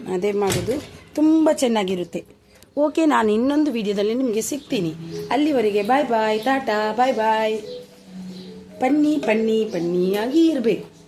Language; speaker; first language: Kannada; non-native, local second language; Tulu